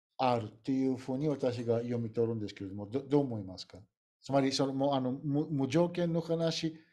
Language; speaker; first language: Japanese; non-native, fluent; Bulgarian